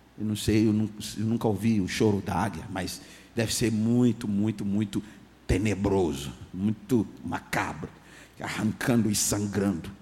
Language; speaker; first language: Portuguese; non-native, fluent; English